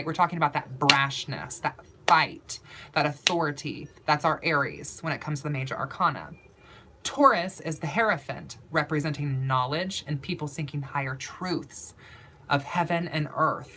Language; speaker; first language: English; native; English